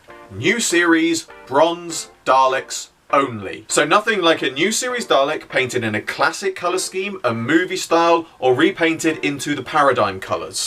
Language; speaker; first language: English; native; English